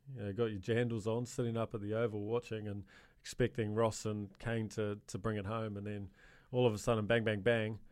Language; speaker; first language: English; native; English